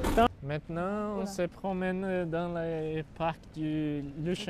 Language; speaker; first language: French; non-native, learner; Portuguese